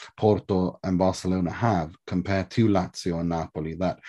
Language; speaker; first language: English; early bilingual, other home language; Swedish